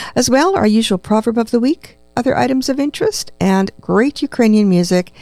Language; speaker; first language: English; native; English